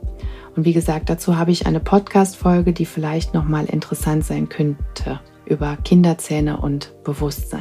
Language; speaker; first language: German; native; German